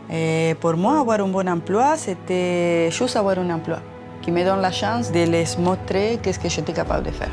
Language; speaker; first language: French; non-native, fluent; Spanish